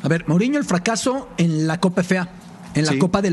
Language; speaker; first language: Spanish; native; Spanish